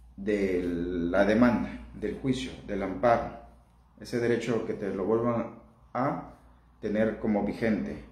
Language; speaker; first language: Spanish; native; Spanish